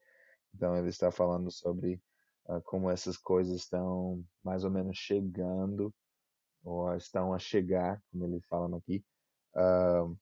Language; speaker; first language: Portuguese; non-native, fluent; English